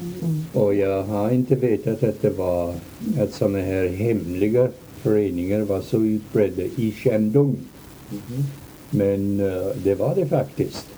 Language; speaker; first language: Swedish; early bilingual, heritage; Swedish